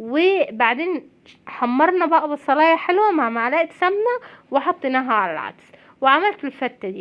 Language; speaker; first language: Arabic; native; Arabic